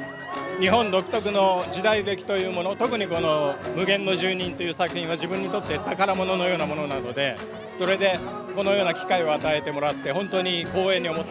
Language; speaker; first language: Japanese; native; Japanese